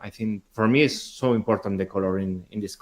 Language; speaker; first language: English; non-native, learner; Spanish